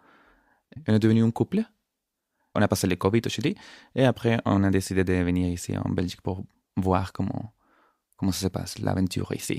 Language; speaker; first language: French; non-native, fluent; Spanish